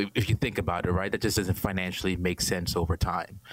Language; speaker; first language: English; native; English